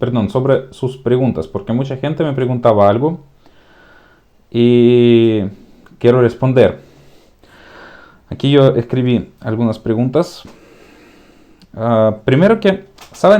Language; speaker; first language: Spanish; non-native, fluent; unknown